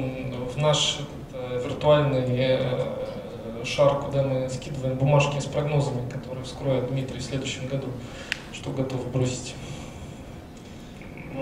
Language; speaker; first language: Russian; native; Russian